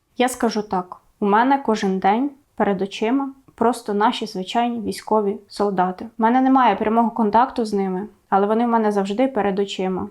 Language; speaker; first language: Ukrainian; native; Ukrainian